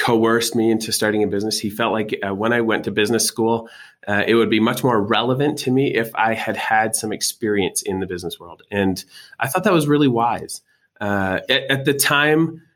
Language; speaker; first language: English; native; English